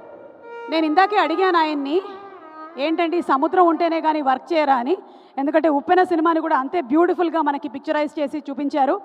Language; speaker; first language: Telugu; native; Telugu